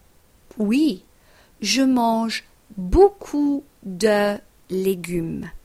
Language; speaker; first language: French; non-native, fluent; English